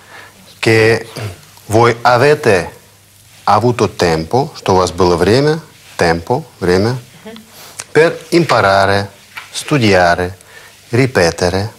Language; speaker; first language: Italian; non-native, fluent; Russian